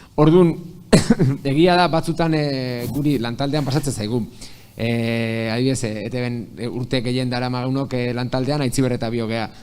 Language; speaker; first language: Basque; native; Basque